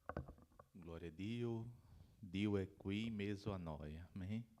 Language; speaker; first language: Italian; non-native, learner; Portuguese